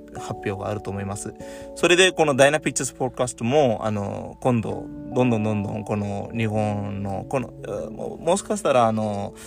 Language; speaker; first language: Japanese; non-native, fluent; Tamil